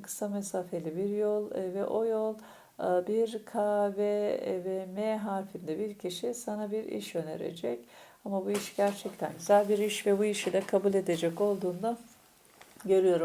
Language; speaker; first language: Turkish; native; Turkish